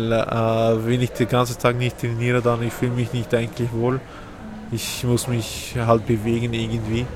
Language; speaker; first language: German; non-native, fluent; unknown